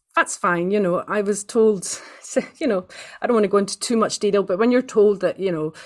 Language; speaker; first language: English; native; English